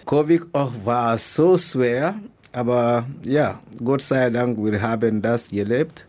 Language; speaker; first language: German; non-native, learner; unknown